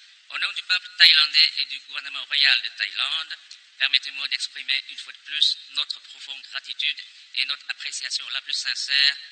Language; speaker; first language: French; non-native, fluent; Thai